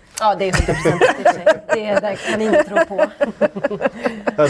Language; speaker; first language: Swedish; native; Swedish